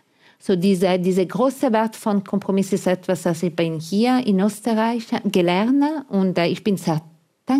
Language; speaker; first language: German; non-native, fluent; Italian